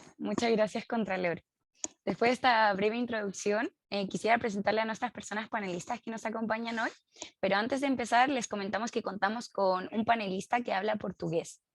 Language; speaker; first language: Spanish; native; Spanish